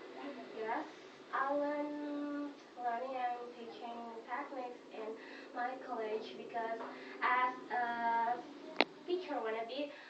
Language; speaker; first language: English; non-native, fluent; Indonesian